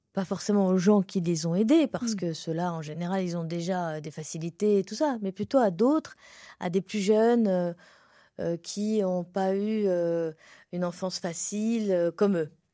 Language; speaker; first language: French; native; French